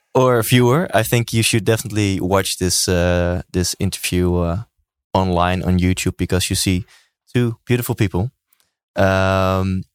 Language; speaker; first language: English; non-native, fluent; Dutch